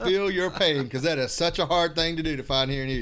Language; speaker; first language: English; native; English